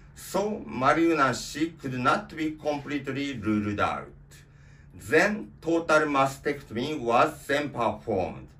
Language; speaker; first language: English; non-native, learner; Japanese